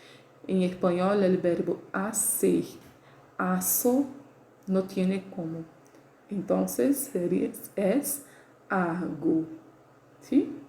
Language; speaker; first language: Spanish; non-native, learner; Portuguese